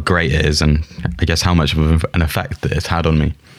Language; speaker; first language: English; native; English